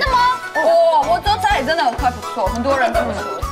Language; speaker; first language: Chinese; non-native, fluent; Russian